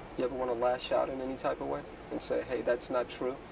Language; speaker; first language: English; native; English